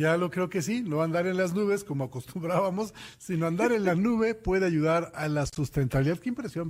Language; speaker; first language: Spanish; native; Spanish